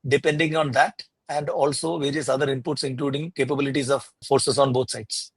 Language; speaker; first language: English; non-native, local second language; Malayalam